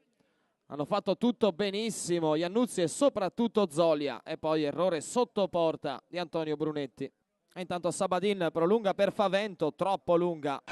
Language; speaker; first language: Italian; native; Italian